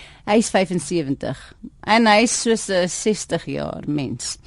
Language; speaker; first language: Afrikaans; non-native, fluent; English